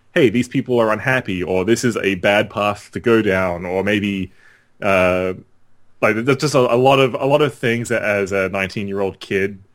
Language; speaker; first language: English; native; English